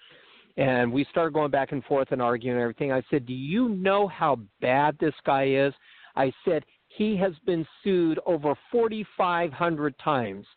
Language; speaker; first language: English; native; English